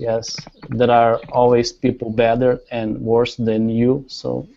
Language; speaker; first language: English; non-native, learner; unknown